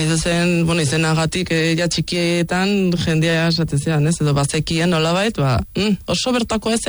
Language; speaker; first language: Basque; early bilingual, other home language; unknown